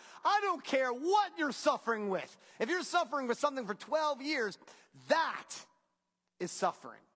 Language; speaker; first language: English; native; English